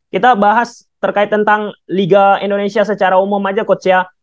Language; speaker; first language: Indonesian; native; Indonesian